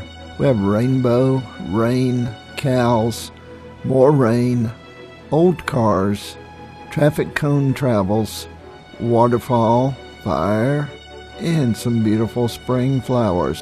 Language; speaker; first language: English; native; English